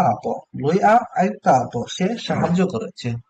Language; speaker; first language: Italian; non-native, learner; Bangla